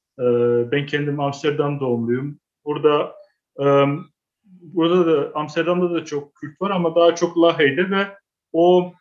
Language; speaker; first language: Turkish; early bilingual, heritage; Turkish